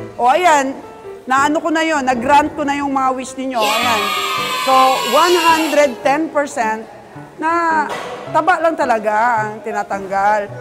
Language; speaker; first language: Filipino; non-native, local second language; Cebuano